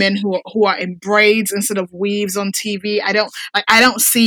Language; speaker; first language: English; non-native, local second language; Akan